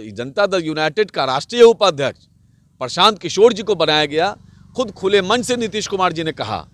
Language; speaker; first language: Hindi; native; Hindi